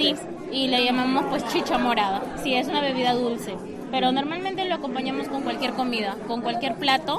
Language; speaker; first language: Spanish; native; Spanish